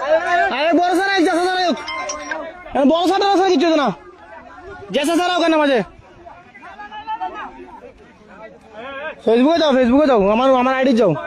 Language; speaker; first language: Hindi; non-native, learner; Bangla